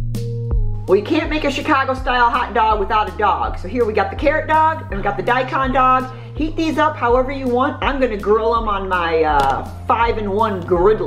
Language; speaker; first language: English; native; English